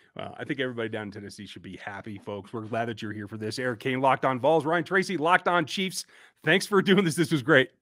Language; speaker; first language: English; native; English